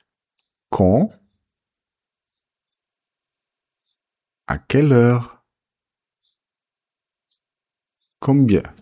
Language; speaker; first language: French; non-native, fluent; German